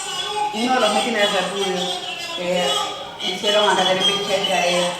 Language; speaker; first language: Spanish; native; Spanish